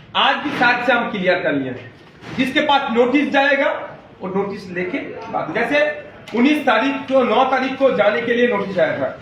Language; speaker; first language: Hindi; non-native, local second language; Bangla